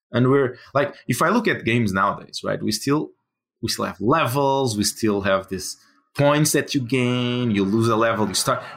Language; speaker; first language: English; non-native, fluent; Portuguese